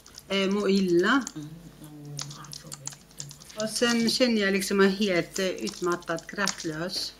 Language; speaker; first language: Swedish; non-native, fluent; Arabic